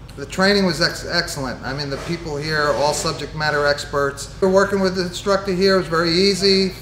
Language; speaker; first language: English; native; English